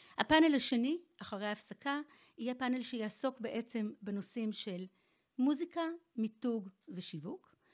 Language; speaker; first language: Hebrew; native; Hebrew